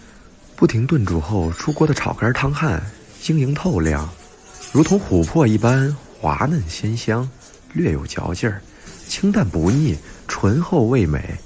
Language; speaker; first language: Chinese; native; Chinese